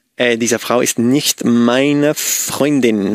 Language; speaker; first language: German; non-native, learner; Spanish